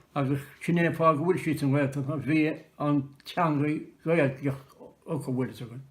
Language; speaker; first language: Irish; native; Irish